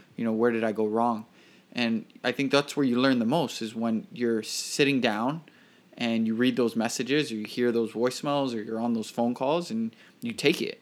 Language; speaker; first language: English; native; English